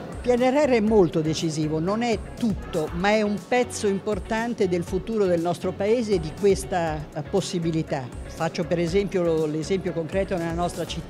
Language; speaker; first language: Italian; native; Italian